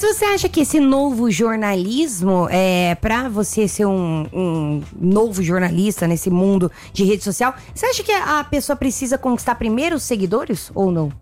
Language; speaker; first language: Portuguese; native; Portuguese